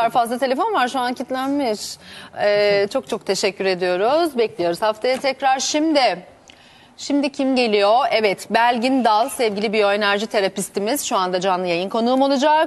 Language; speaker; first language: Turkish; native; Turkish